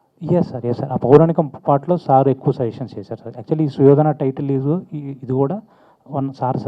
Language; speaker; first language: Telugu; native; Telugu